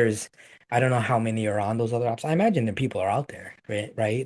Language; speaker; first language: English; native; English